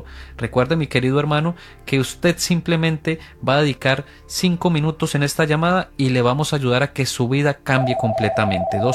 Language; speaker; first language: Spanish; native; Spanish